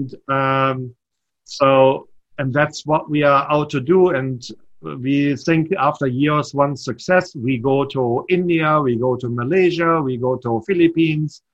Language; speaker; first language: English; non-native, fluent; German